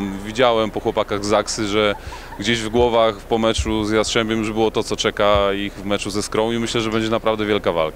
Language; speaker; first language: Polish; native; Polish